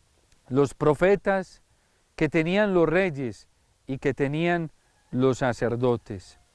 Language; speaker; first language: Spanish; native; Spanish